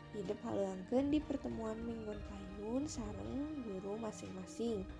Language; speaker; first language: Sundanese; native; Sundanese